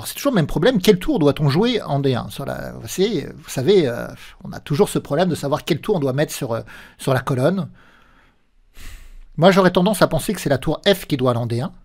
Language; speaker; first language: French; native; French